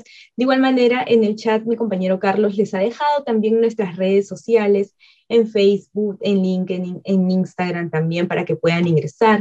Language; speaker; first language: Spanish; native; Spanish